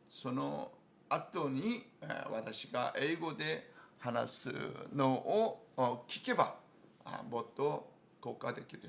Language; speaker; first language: Japanese; non-native, fluent; Korean